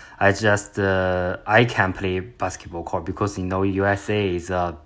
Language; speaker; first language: English; non-native, learner; Chinese